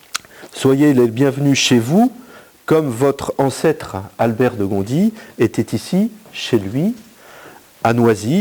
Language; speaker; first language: French; native; French